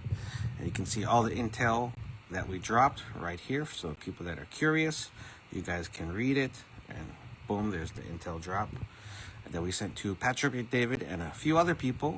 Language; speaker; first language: English; native; English